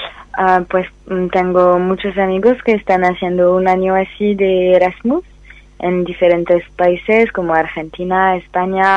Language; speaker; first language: Spanish; non-native, fluent; French